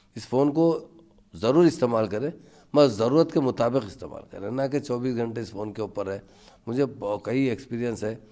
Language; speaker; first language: Urdu; native; Urdu